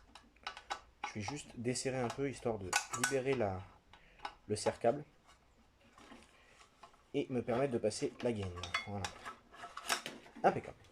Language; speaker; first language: French; native; French